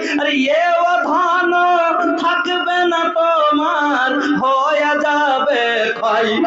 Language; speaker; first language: Bangla; non-native, local second language; Bhojpuri